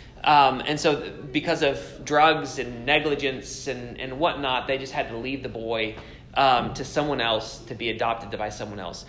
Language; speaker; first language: English; native; English